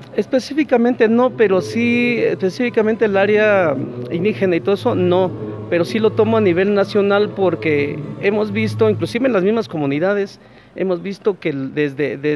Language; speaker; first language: Spanish; native; Spanish